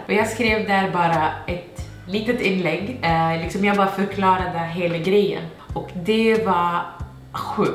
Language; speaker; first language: Swedish; non-native, fluent; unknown